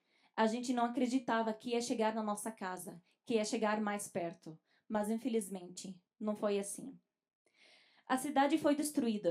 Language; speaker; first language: Portuguese; non-native, fluent; Arabic